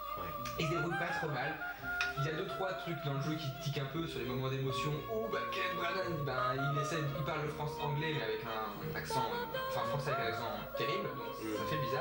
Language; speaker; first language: French; native; French